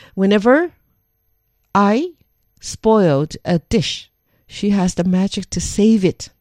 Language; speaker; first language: English; non-native, fluent; Chinese